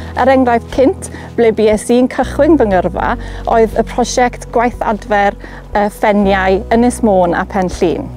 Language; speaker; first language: Welsh; native; Welsh